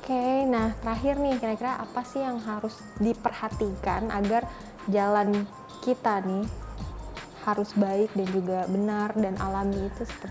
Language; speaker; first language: Indonesian; native; Indonesian